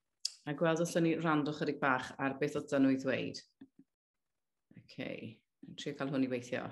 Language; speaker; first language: Welsh; native; Welsh